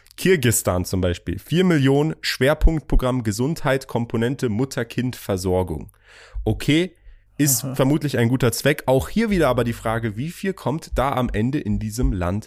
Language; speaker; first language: German; early bilingual, other home language; Persian